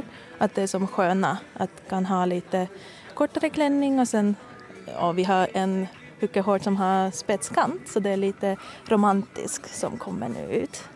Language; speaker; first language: Swedish; non-native, fluent; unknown